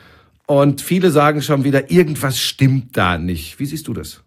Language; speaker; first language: German; native; German